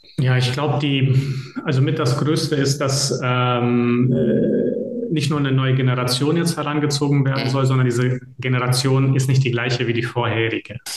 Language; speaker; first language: German; early bilingual, other home language; Serbian